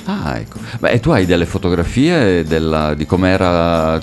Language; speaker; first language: Italian; native; Italian